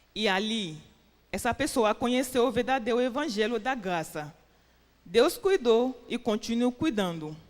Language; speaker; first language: Portuguese; non-native, fluent; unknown